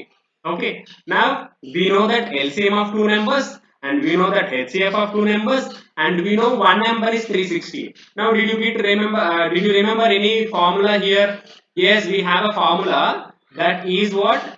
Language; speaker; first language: English; non-native, local second language; Telugu